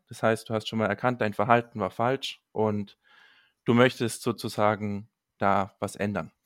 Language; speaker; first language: German; native; German